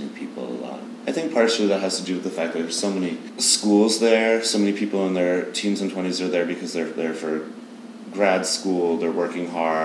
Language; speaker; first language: English; native; English